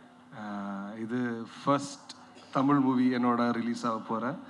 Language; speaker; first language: Tamil; non-native, learner; Malayalam